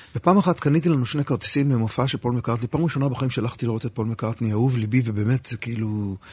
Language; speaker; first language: Hebrew; native; Hebrew